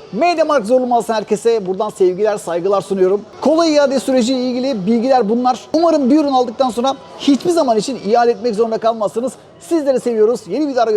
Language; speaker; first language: Turkish; native; Turkish